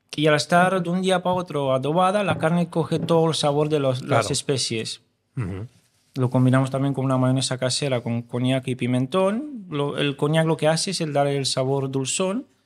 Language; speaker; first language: Spanish; non-native, fluent; Romanian